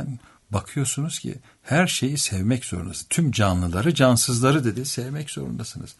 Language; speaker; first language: Turkish; native; Turkish